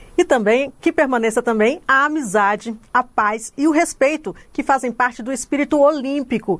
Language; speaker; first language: Portuguese; native; Portuguese